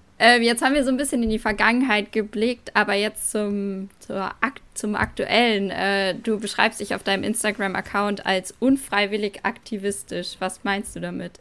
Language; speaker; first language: German; native; German